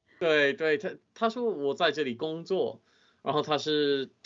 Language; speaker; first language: Chinese; non-native, fluent; English